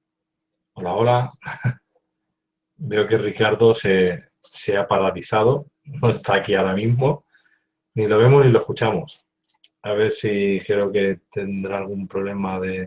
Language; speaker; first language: Spanish; native; Spanish